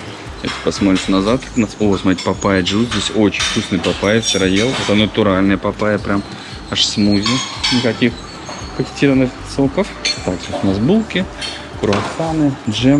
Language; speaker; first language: Russian; native; Russian